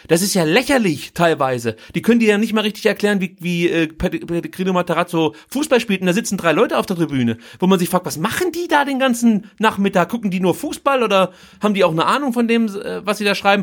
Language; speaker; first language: German; native; German